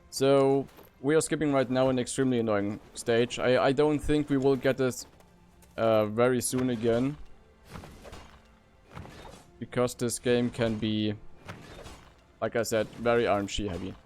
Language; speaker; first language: English; non-native, fluent; German